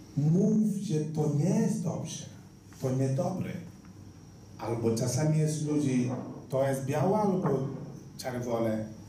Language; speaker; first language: Polish; non-native, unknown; Igbo